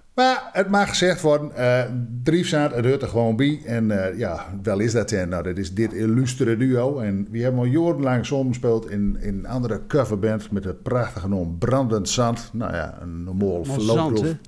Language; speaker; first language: Dutch; non-native, local second language; Low German